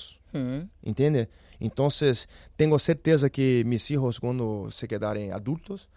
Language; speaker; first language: Spanish; non-native, learner; Portuguese